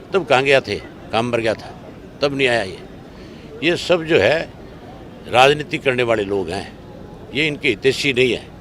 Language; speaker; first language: Hindi; native; Hindi